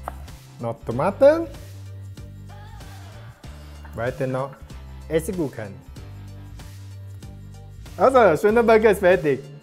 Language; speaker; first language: German; non-native, learner; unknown